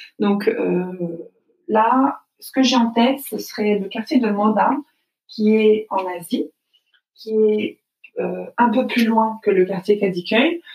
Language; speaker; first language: French; native; French